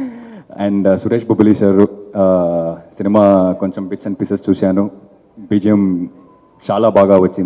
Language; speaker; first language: Telugu; non-native, fluent; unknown